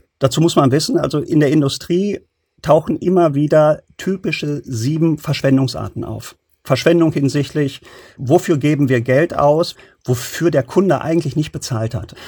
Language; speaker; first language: German; early bilingual, other home language; Turkish